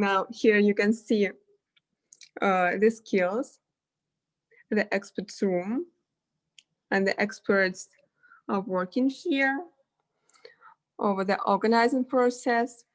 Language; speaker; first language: English; non-native, fluent; Russian